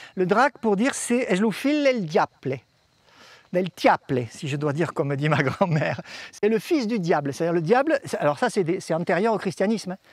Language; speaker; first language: French; native; French